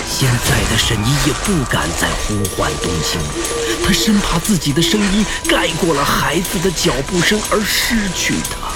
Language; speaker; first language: Chinese; native; Chinese